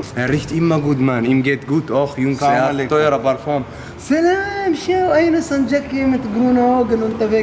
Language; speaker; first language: German; non-native, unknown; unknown